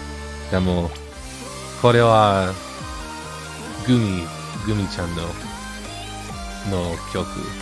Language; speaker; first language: Japanese; non-native, learner; English